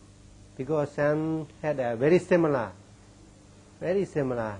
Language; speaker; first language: English; non-native, learner; Burmese